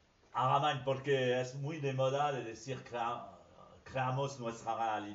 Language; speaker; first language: Spanish; non-native, fluent; French